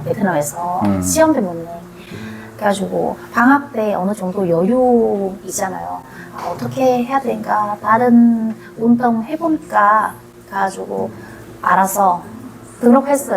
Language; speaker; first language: Korean; non-native, learner; Vietnamese